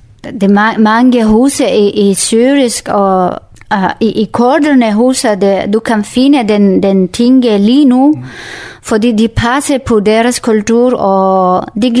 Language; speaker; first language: Danish; non-native, learner; Kurdish